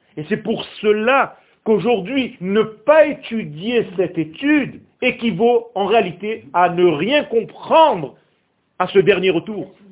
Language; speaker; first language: French; non-native, fluent; Hebrew